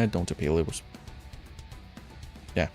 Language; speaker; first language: English; native; English